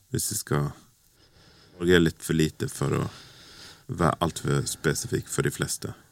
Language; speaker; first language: Norwegian; native; Norwegian